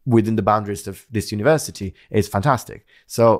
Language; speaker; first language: English; non-native, fluent; Italian